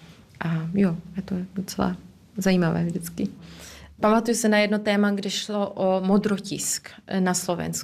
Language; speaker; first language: Czech; early bilingual, heritage; Czech